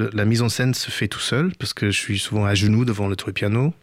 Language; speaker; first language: French; non-native, fluent; English